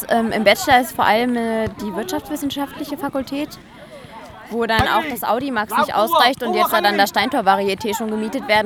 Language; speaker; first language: German; native; German